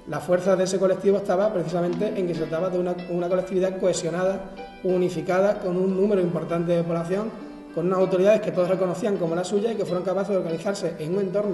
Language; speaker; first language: Spanish; native; Spanish